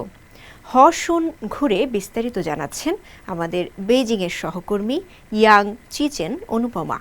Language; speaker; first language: Bangla; native; Bangla